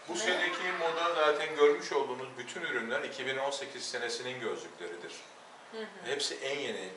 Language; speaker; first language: Turkish; native; Turkish